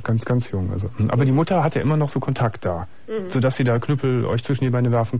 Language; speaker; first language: German; native; German